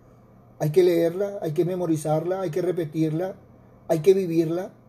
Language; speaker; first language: Spanish; native; Spanish